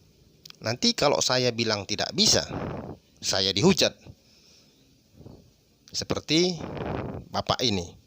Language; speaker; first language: Indonesian; native; Indonesian